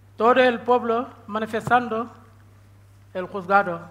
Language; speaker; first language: Spanish; non-native, learner; Wolof